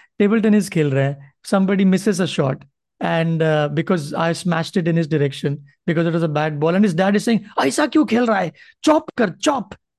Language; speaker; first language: English; non-native, local second language; Marathi